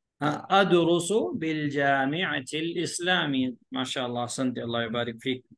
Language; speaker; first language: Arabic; non-native, fluent; Urdu